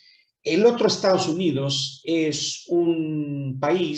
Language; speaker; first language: Spanish; non-native, fluent; Portuguese